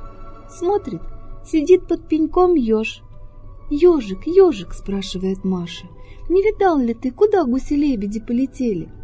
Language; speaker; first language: Russian; native; Russian